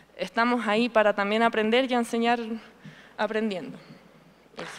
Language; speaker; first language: Spanish; native; Spanish